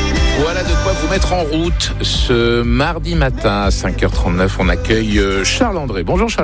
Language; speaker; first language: French; native; French